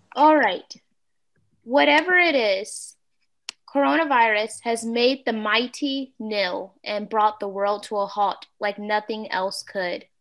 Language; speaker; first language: English; native; English